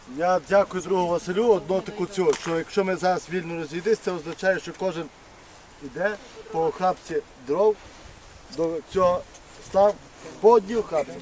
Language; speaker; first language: Ukrainian; native; Ukrainian